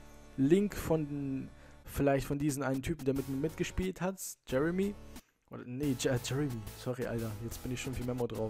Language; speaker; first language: German; native; German